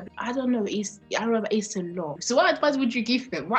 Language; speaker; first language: English; non-native, fluent; French